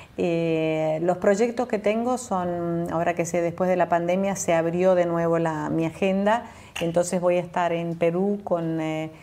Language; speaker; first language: Spanish; native; Spanish